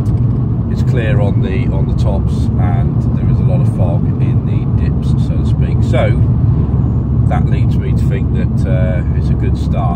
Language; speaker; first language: English; native; English